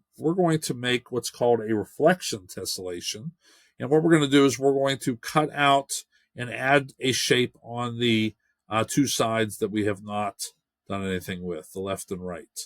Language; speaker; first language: English; native; English